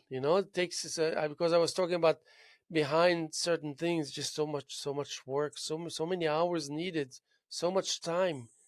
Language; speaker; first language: English; non-native, fluent; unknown